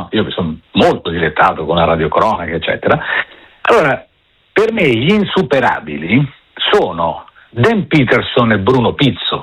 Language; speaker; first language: Italian; native; Italian